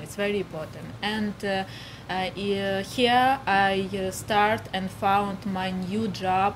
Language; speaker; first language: English; non-native, learner; Ukrainian